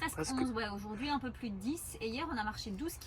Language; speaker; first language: French; native; French